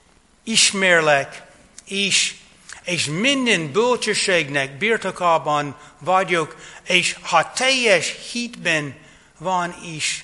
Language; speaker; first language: Hungarian; non-native, fluent; English